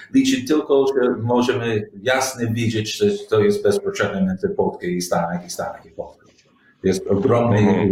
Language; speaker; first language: Polish; non-native, learner; English